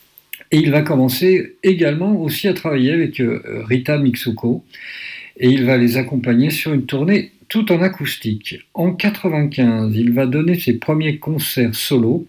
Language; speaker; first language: French; native; French